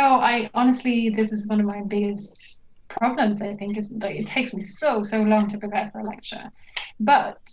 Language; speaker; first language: English; non-native, fluent; Norwegian